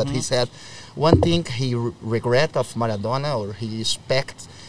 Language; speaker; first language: English; non-native, learner; Portuguese